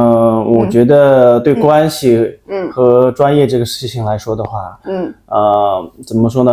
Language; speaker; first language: Chinese; native; Chinese